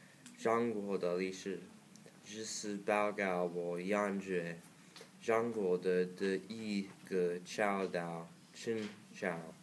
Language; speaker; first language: Chinese; non-native, learner; English